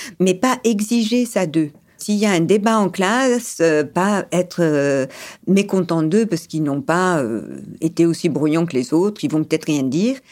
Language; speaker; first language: French; early bilingual, other home language; English